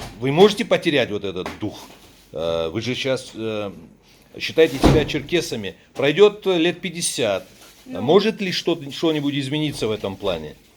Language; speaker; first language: Russian; native; Russian